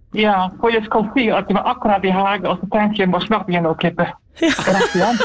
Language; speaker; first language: Norwegian; non-native, fluent; Dutch